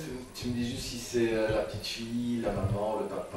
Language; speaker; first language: French; native; French